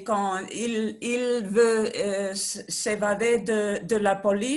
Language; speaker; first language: French; non-native, learner; Spanish